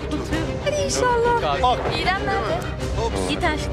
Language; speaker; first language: Turkish; non-native, learner; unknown